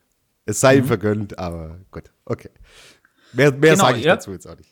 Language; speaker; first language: German; native; German